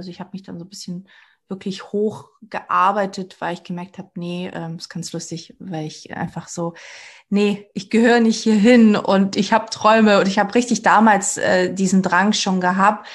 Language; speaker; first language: German; early bilingual, other home language; Portuguese